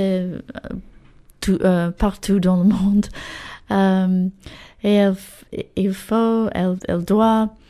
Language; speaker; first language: French; non-native, fluent; English